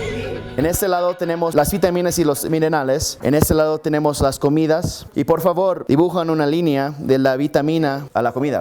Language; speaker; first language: Spanish; non-native, learner; English